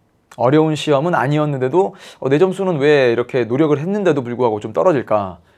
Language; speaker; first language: Korean; native; Korean